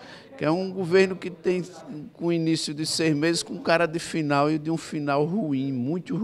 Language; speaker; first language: Portuguese; native; Portuguese